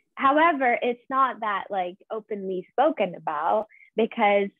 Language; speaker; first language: English; non-native, fluent; Persian